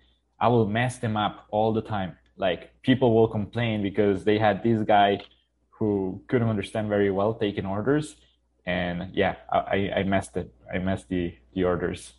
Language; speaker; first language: English; non-native, fluent; Spanish